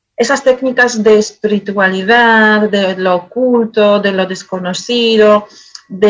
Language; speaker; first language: Spanish; non-native, fluent; Polish